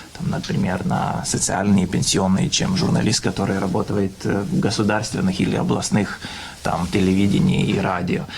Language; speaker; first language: Russian; non-native, fluent; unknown